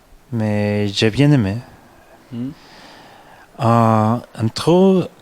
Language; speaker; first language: French; non-native, fluent; Spanish